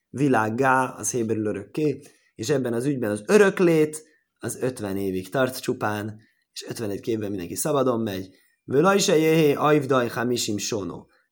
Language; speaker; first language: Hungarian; early bilingual, heritage; Hungarian